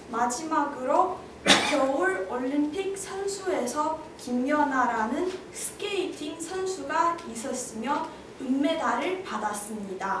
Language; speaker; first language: Korean; non-native, learner; Chinese